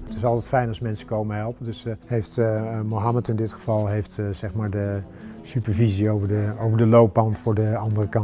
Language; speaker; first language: Dutch; native; Dutch